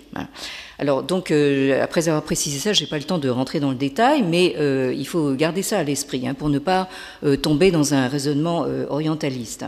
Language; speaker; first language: French; native; French